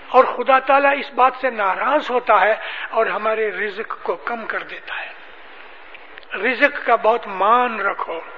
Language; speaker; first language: Urdu; non-native, local second language; Gujarati